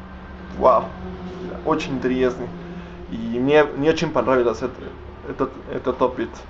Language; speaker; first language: Russian; non-native, learner; Spanish